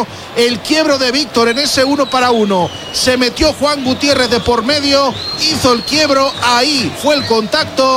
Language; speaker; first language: Spanish; native; Spanish